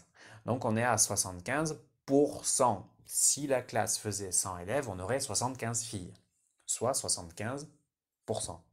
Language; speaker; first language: French; native; French